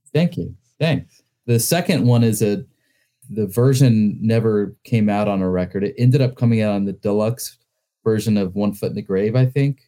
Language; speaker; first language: English; native; English